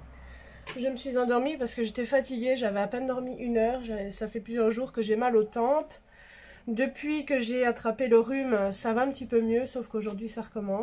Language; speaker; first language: French; native; French